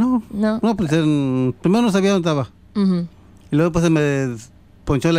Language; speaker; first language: Spanish; native; Spanish